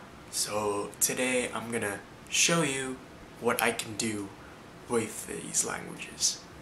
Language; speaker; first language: English; early bilingual, other home language; Indonesian